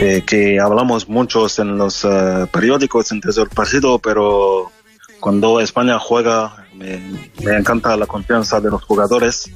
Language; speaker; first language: Spanish; non-native, learner; French